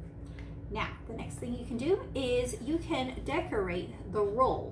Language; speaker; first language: English; native; English